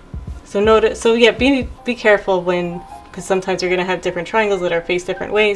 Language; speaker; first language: English; native; English